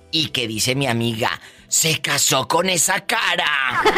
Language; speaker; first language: Spanish; native; Spanish